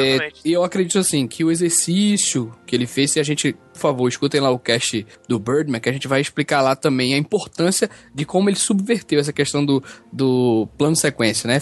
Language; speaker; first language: Portuguese; native; Portuguese